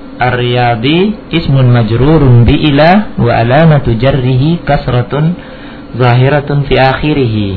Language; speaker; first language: Arabic; non-native, fluent; Indonesian